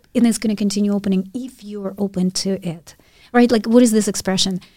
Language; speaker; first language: English; non-native, fluent; Russian